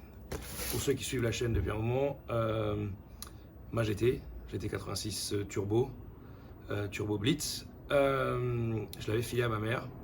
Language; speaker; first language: French; native; French